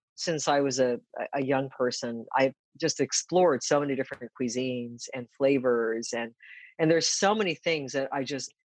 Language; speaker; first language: English; early bilingual, other home language; Japanese